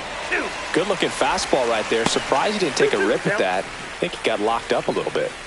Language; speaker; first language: English; native; English